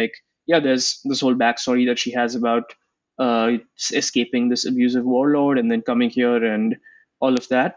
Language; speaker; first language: English; non-native, local second language; Hindi